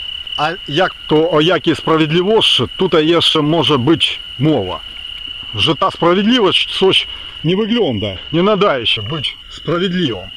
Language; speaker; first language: Polish; non-native, fluent; Ukrainian